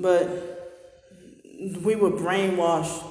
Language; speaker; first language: English; native; English